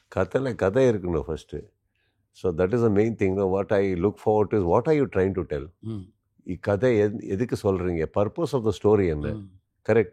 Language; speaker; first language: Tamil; non-native, local second language; Kannada